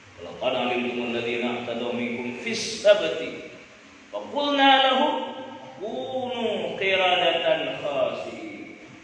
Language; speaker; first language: Malay; non-native, local second language; Achinese